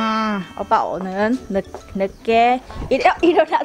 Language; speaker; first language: Korean; non-native, learner; Vietnamese